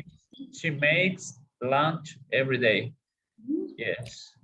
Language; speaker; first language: English; non-native, learner; Spanish